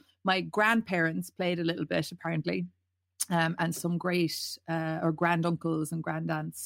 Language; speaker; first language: English; native; English